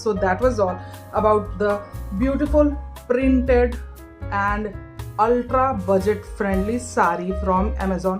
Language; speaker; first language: English; non-native, local second language; Hindi